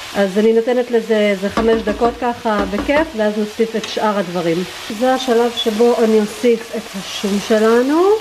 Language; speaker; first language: Hebrew; early bilingual, other home language; Russian